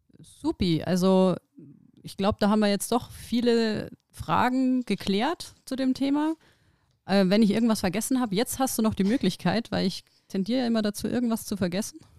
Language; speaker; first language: German; native; German